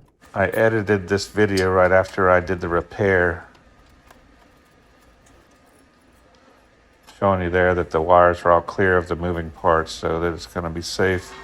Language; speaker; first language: English; native; English